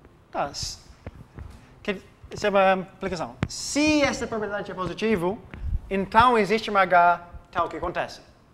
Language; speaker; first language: Portuguese; non-native, fluent; English